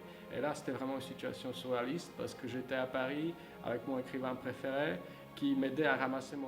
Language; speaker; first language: French; non-native, fluent; Slovak